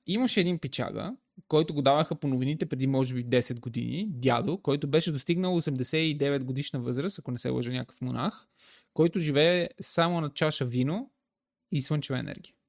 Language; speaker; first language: Bulgarian; native; Bulgarian